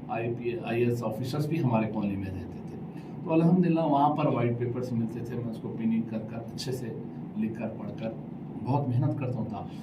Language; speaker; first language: Hindi; non-native, local second language; Urdu